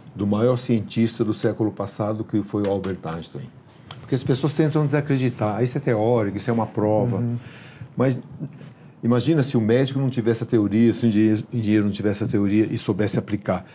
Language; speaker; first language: Portuguese; early bilingual, other home language; Hungarian